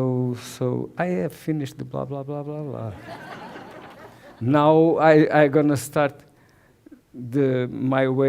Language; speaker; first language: English; non-native, learner; Portuguese